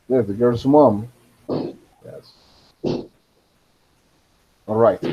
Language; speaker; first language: English; non-native, fluent; Spanish